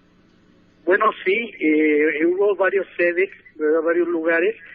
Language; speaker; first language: Spanish; native; Spanish